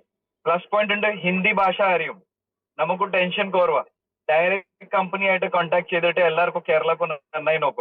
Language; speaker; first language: Malayalam; early bilingual, heritage; Malayalam